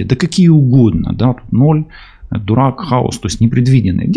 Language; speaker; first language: Russian; non-native, local second language; Ukrainian